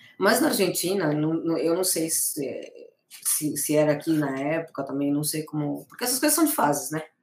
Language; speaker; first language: Portuguese; early bilingual, other home language; Spanish